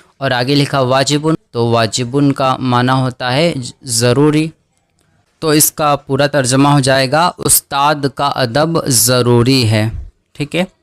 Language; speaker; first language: Urdu; native; Urdu